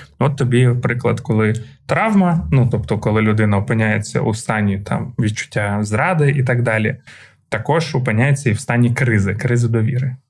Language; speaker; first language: Ukrainian; non-native, local second language; Russian